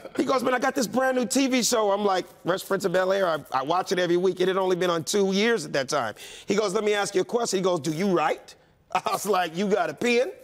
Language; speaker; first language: English; native; English